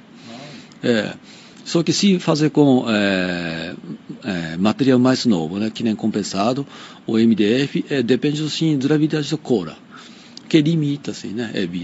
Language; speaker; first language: Portuguese; non-native, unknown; Japanese